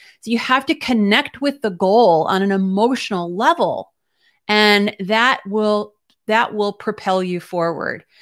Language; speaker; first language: English; native; English